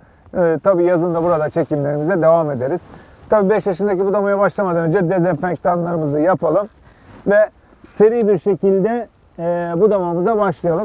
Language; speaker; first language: Turkish; native; Turkish